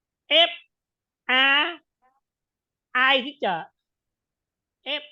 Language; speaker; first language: English; non-native, learner; Vietnamese